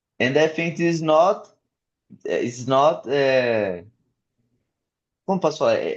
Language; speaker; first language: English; non-native, learner; Portuguese